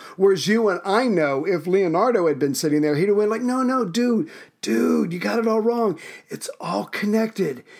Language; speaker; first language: English; native; English